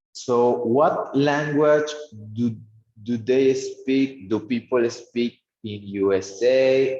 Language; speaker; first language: English; non-native, fluent; Spanish